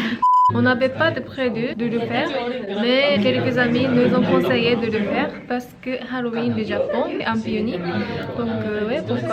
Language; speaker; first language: French; non-native, learner; Japanese